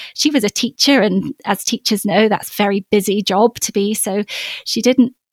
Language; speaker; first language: English; native; English